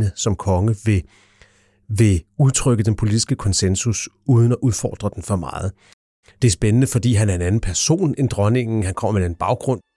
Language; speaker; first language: Danish; native; Danish